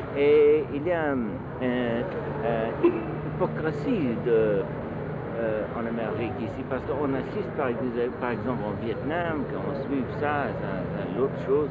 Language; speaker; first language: French; non-native, learner; English